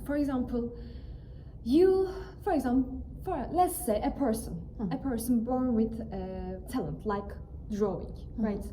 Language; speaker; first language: English; non-native, fluent; Turkish